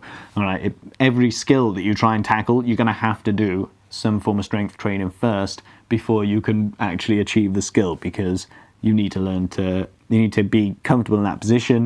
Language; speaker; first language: English; native; English